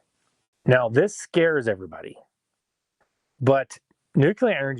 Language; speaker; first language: English; native; English